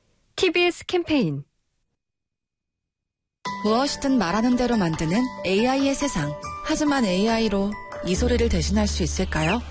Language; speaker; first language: Korean; native; Korean